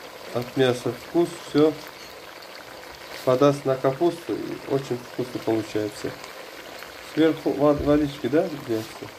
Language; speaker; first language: Russian; non-native, learner; Uzbek